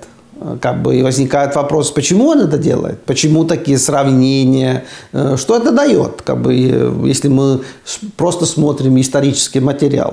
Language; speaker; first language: Russian; non-native, fluent; Estonian